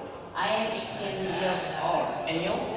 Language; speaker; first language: English; non-native, learner; Indonesian